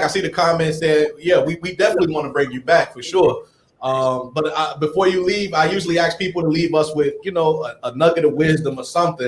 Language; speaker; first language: English; native; English